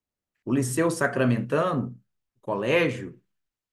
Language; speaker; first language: Portuguese; native; Portuguese